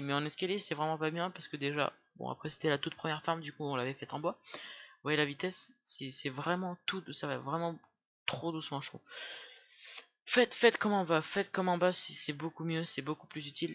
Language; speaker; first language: French; native; French